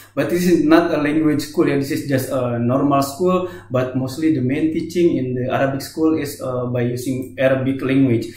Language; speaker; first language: English; non-native, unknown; Indonesian